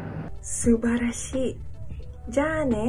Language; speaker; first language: Japanese; non-native, learner; Malay